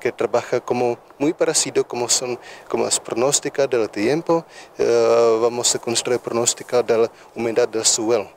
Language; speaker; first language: Spanish; non-native, learner; Czech